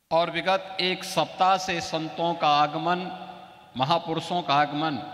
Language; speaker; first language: Hindi; native; Hindi